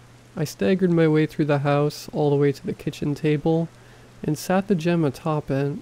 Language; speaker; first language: English; native; English